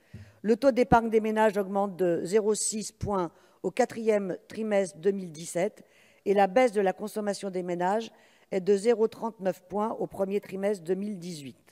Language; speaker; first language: French; native; French